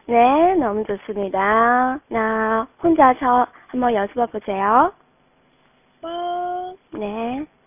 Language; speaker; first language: Korean; non-native, fluent; Chinese